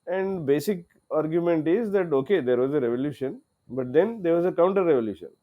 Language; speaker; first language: English; non-native, local second language; Telugu